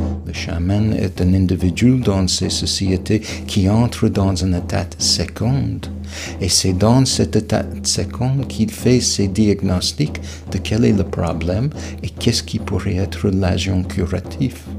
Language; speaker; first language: French; non-native, fluent; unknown